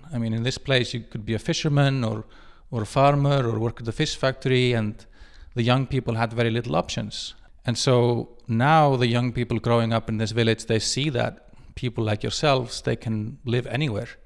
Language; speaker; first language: English; non-native, fluent; Icelandic